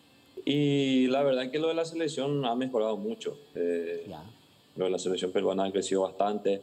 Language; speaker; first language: Spanish; native; Spanish